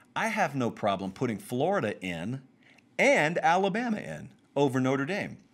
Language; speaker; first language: English; native; English